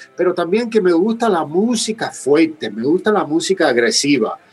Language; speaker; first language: Spanish; native; Spanish